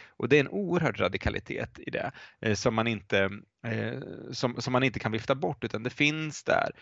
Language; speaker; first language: Swedish; native; Swedish